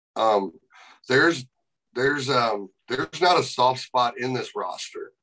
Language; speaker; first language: English; native; English